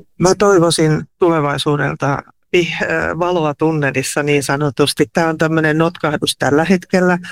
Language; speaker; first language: Finnish; native; Finnish